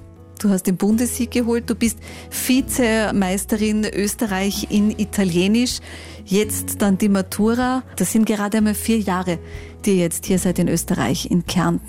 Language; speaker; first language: German; native; German